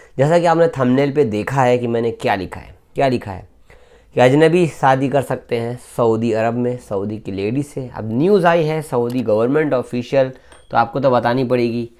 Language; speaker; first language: Hindi; native; Hindi